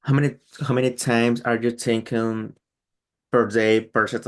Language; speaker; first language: English; non-native, learner; Spanish